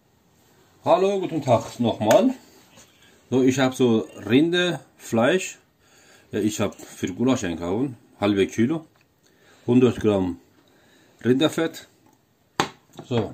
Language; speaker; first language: German; non-native, learner; Turkish